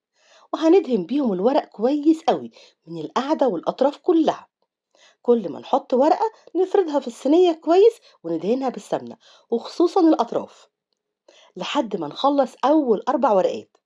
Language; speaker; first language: Arabic; native; Arabic